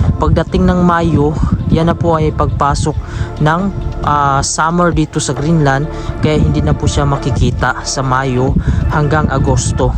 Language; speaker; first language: Filipino; native; Filipino